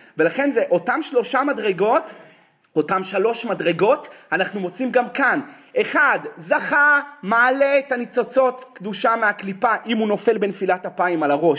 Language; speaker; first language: Hebrew; native; Hebrew